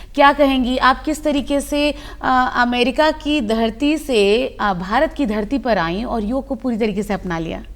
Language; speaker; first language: Hindi; native; Hindi